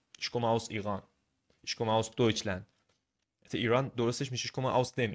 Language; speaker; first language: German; non-native, fluent; Persian